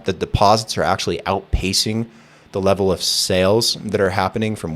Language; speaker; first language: English; native; English